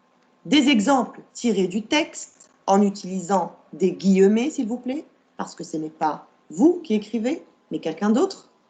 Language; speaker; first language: French; non-native, local second language; Arabic